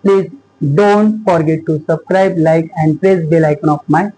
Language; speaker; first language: English; non-native, local second language; Marathi